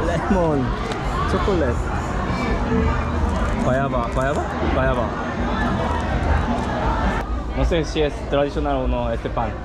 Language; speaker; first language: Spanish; non-native, learner; Korean